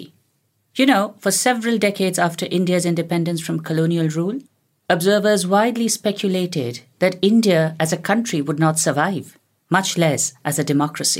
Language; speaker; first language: English; non-native, local second language; Hindi